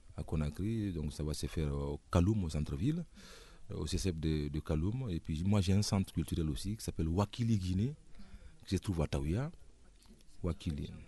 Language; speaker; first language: French; non-native, local second language; Mandingo